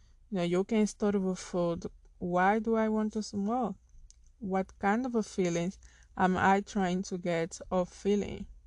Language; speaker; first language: English; non-native, fluent; Portuguese